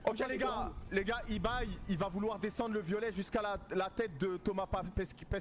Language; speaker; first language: French; native; French